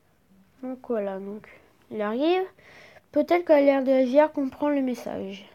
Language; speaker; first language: French; native; French